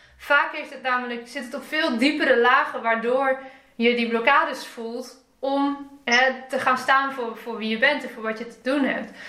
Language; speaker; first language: Dutch; native; Dutch